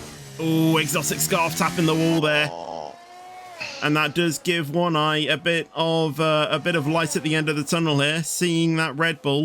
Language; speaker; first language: English; native; English